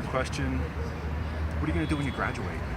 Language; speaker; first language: English; native; English